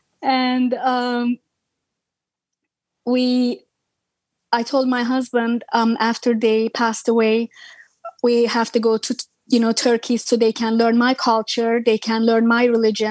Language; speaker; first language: English; non-native, fluent; Turkish